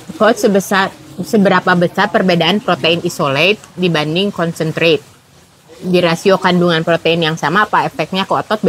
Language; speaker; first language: Indonesian; native; Indonesian